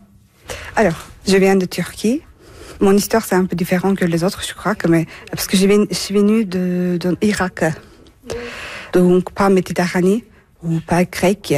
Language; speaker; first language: French; non-native, fluent; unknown